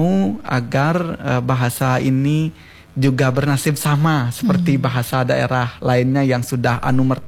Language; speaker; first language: Indonesian; non-native, local second language; Balinese